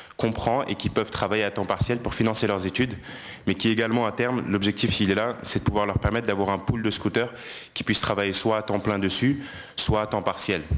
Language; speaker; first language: French; non-native, local second language; Wolof